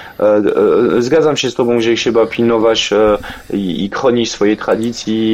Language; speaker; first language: Polish; non-native, fluent; French